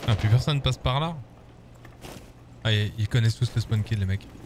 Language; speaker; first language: French; native; French